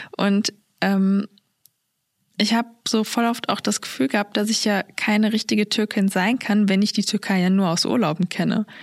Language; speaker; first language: German; early bilingual, other home language; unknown